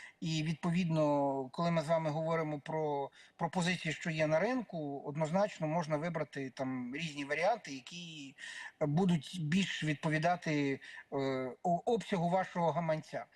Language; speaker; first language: Ukrainian; native; Ukrainian